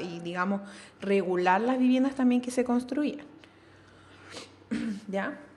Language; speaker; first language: Spanish; native; Spanish